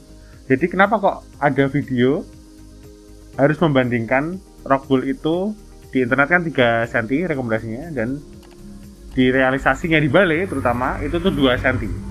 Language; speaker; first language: Indonesian; native; Indonesian